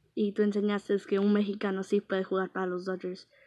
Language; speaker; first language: Spanish; early bilingual, heritage; Spanish